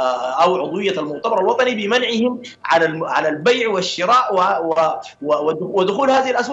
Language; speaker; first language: Arabic; native; Arabic